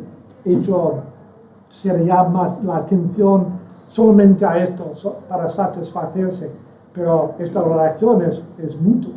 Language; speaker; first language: Spanish; non-native, fluent; English